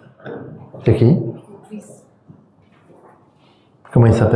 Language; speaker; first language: French; native; French